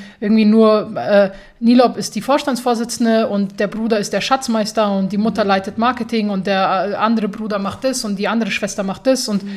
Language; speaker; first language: German; early bilingual, other home language; Persian